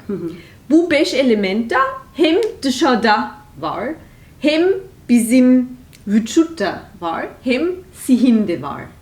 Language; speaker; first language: Turkish; non-native, fluent; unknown